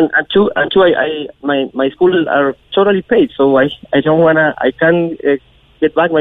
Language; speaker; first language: English; non-native, learner; Spanish